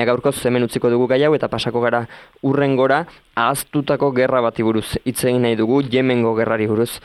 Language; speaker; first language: Basque; native; Basque